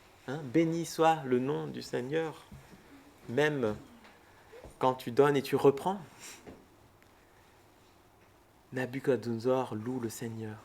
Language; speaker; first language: French; native; French